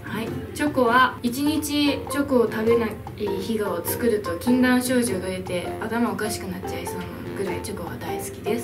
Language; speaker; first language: Japanese; native; Japanese